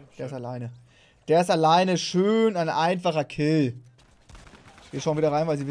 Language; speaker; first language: German; native; German